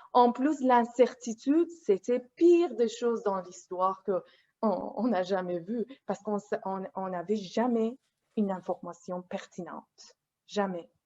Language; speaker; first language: French; non-native, fluent; Persian